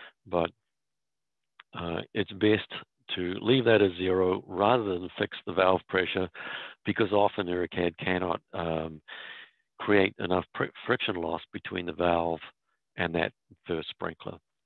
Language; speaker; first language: English; native; English